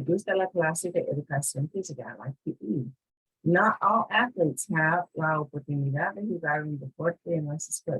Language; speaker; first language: Spanish; non-native, fluent; English